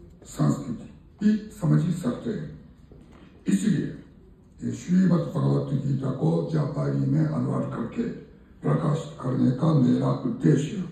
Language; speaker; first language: Hindi; non-native, fluent; Japanese